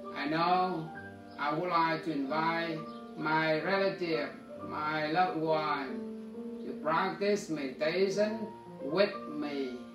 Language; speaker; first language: English; non-native, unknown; Vietnamese